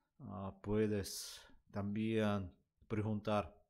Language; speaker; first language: Spanish; non-native, learner; Russian